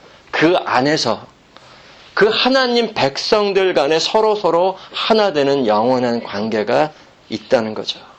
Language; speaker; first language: Korean; native; Korean